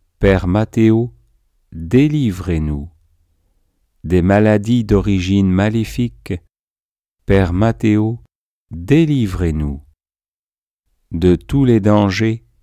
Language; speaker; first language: French; native; French